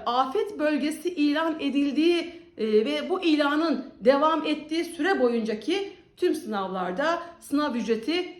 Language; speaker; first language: Turkish; native; Turkish